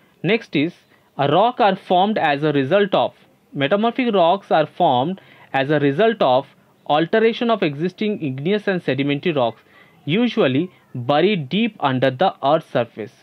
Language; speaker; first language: English; non-native, local second language; Bangla